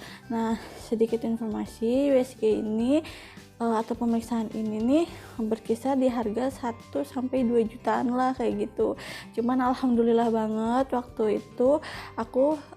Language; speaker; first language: Indonesian; native; Indonesian